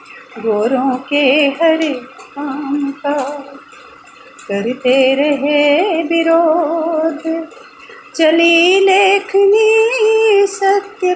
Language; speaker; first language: Hindi; native; Hindi